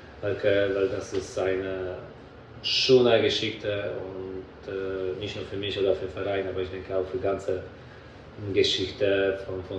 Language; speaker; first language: German; non-native, fluent; Polish